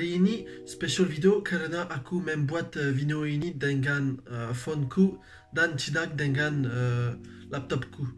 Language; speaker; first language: Indonesian; non-native, learner; French